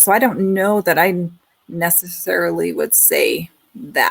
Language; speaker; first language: English; native; English